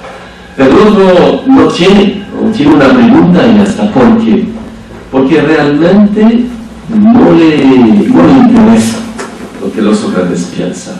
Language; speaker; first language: Spanish; non-native, fluent; French